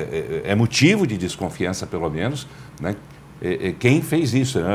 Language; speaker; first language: Portuguese; native; Portuguese